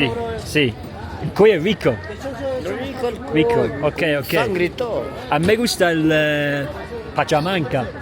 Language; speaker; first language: Spanish; non-native, learner; Italian